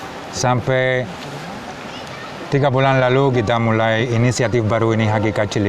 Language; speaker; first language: Indonesian; non-native, fluent; Spanish